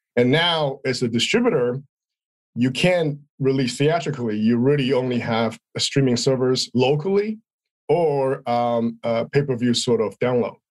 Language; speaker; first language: English; native; English